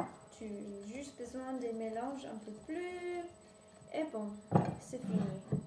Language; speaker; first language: French; non-native, learner; English